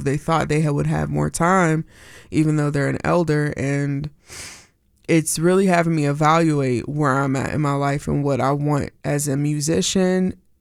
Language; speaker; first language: English; native; English